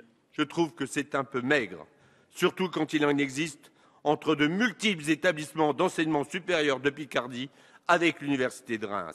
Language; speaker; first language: French; native; French